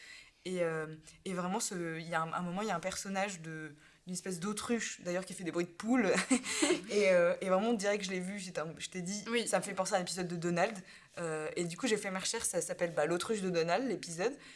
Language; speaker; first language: French; native; French